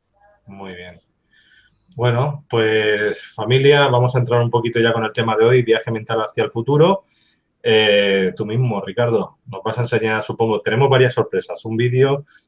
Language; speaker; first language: Spanish; native; Spanish